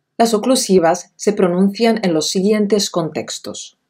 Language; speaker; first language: Spanish; non-native, fluent; Czech